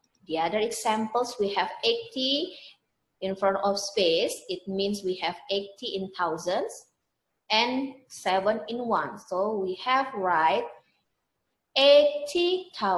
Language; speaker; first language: English; non-native, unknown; Indonesian